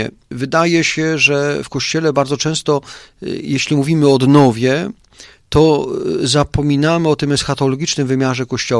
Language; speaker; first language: Polish; native; Polish